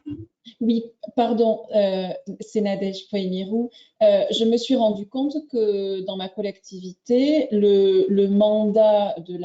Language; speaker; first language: French; native; French